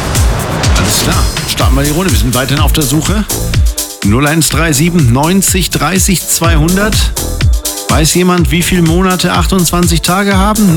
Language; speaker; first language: German; native; German